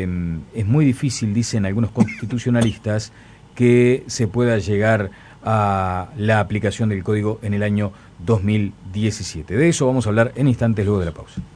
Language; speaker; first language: Spanish; native; Spanish